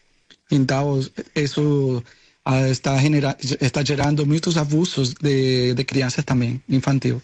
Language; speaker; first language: Portuguese; non-native, learner; Spanish